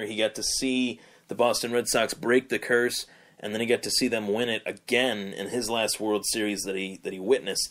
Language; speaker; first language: English; native; English